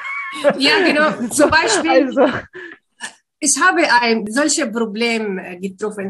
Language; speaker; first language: German; non-native, learner; Arabic